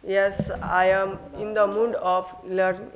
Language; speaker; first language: English; non-native, learner; Hindi